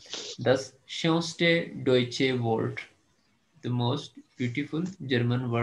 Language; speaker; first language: German; non-native, fluent; Urdu